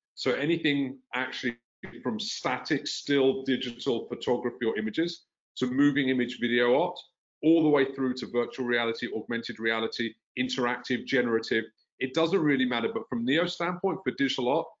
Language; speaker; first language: English; native; English